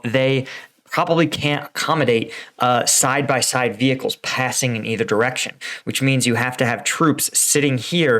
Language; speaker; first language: English; native; English